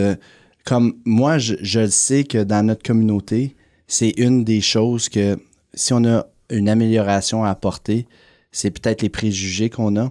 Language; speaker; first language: French; native; French